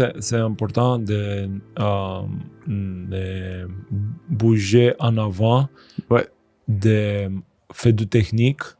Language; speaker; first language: French; non-native, fluent; Romanian